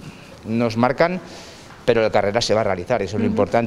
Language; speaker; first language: Spanish; native; Spanish